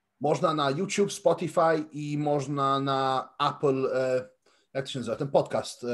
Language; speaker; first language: Polish; early bilingual, heritage; Polish